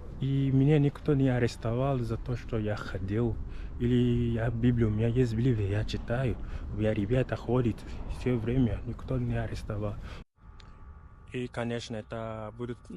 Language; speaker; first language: Russian; non-native, learner; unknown